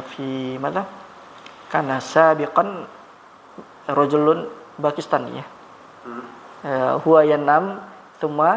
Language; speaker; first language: Arabic; non-native, fluent; Malay